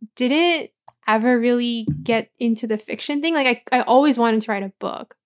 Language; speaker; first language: English; native; English